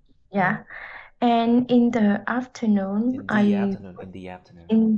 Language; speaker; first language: English; non-native, learner; Vietnamese